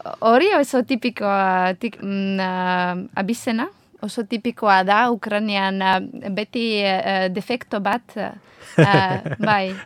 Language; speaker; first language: Basque; non-native, learner; Ukrainian